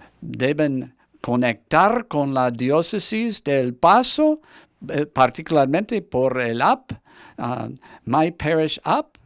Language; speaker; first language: Spanish; non-native, fluent; English